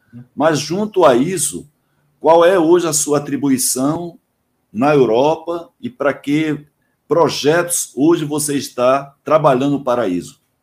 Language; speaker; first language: Portuguese; native; Portuguese